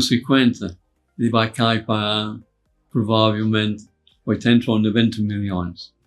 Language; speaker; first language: Portuguese; non-native, fluent; English